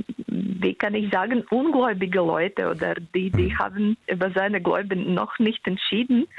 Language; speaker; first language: German; non-native, fluent; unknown